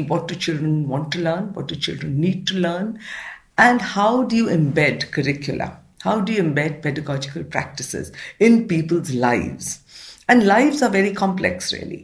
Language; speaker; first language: English; non-native, local second language; Marathi